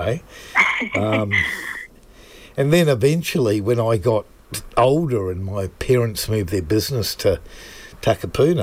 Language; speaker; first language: English; native; English